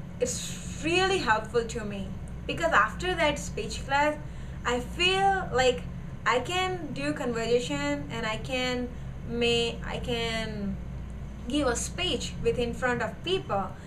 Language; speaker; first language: English; non-native, learner; Gujarati